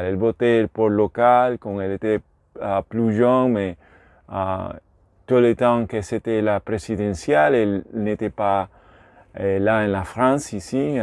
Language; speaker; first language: French; non-native, learner; Spanish